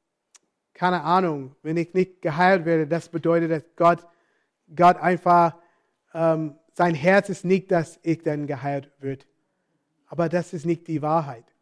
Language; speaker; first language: German; non-native, fluent; English